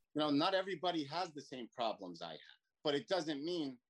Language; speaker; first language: English; native; English